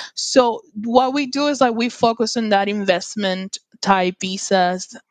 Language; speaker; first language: English; non-native, fluent; Spanish